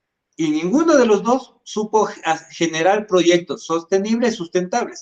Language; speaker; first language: Spanish; native; Spanish